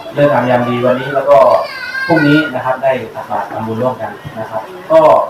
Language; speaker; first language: Thai; native; Thai